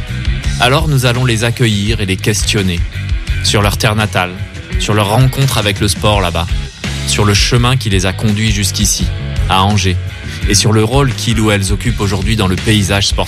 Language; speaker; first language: French; native; French